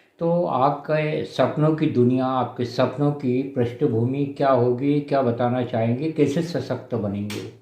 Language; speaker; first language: Hindi; native; Hindi